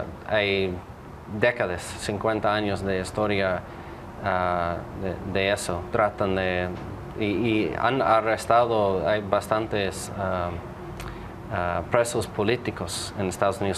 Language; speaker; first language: Spanish; non-native, fluent; English